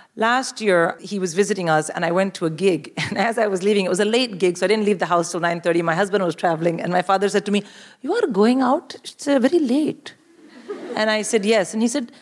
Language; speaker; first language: English; non-native, local second language; Hindi